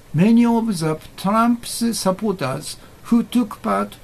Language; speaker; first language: English; non-native, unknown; Japanese